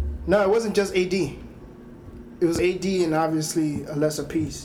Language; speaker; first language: English; early bilingual, other home language; Spanish